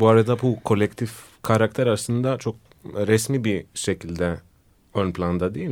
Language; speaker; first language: Turkish; non-native, fluent; Greek